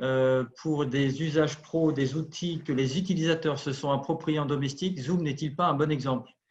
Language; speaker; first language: French; native; French